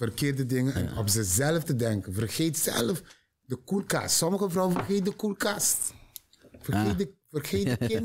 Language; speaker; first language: Dutch; non-native, learner; Papiamento